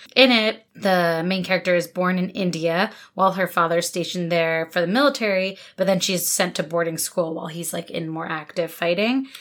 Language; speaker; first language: English; native; English